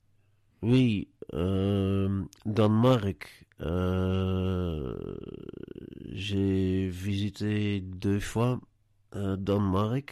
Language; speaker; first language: French; non-native, learner; Dutch